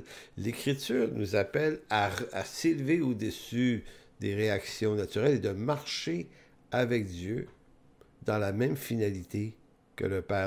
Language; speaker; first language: French; native; French